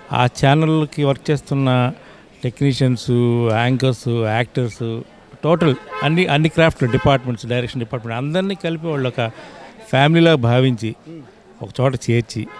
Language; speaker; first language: Telugu; native; Telugu